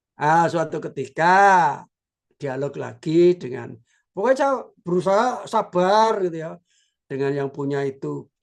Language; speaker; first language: Indonesian; non-native, local second language; Javanese